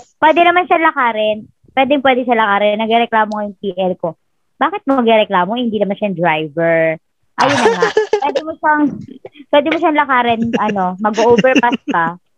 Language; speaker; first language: Filipino; non-native, local second language; Bikol